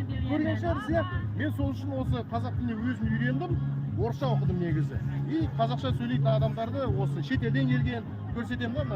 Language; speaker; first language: Kazakh; non-native, local second language; Russian